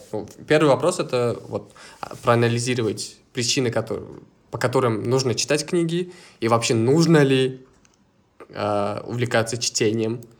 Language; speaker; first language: Russian; non-native, local second language; Uzbek